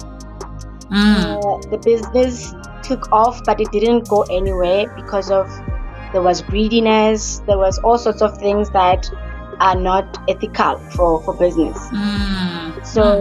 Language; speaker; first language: English; non-native, local second language; Tswana